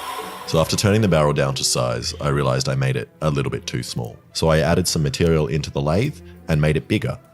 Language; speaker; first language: English; native; English